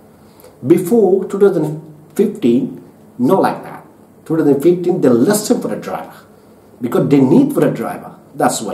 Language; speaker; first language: English; non-native, learner; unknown